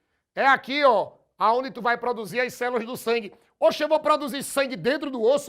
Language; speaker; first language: Portuguese; native; Portuguese